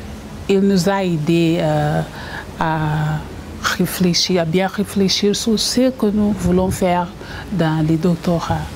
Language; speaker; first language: French; non-native, fluent; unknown